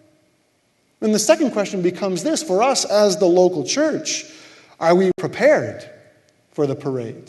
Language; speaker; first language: English; native; English